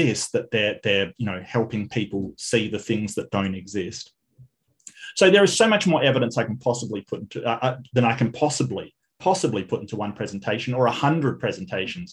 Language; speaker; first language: English; native; English